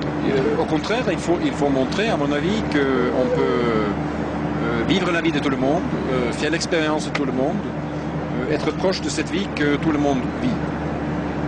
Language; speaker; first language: French; non-native, fluent; Norwegian